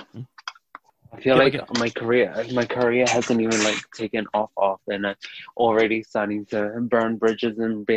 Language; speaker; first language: English; native; English